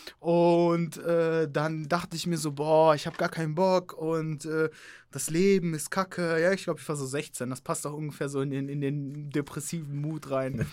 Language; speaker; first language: German; early bilingual, other home language; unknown